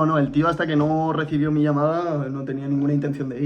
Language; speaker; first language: Spanish; native; Spanish